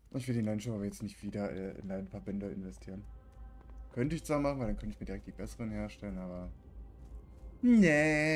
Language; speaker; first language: German; native; German